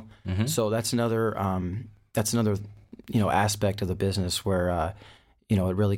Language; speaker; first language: English; native; English